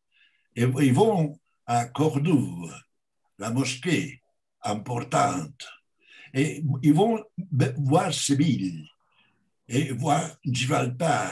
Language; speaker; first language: French; non-native, learner; Spanish